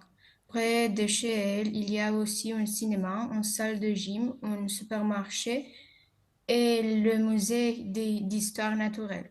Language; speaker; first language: French; non-native, learner; Romanian